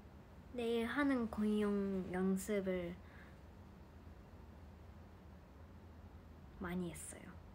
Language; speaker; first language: Korean; non-native, fluent; Japanese